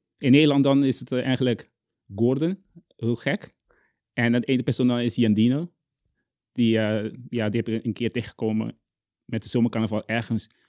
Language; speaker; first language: Dutch; non-native, local second language; Papiamento